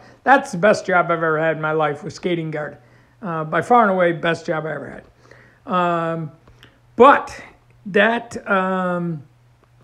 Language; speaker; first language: English; native; English